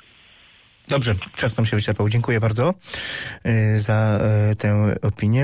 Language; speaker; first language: Polish; native; Polish